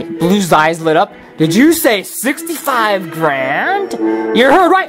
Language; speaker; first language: English; native; English